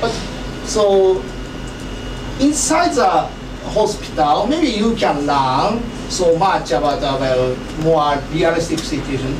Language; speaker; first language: English; non-native, fluent; Japanese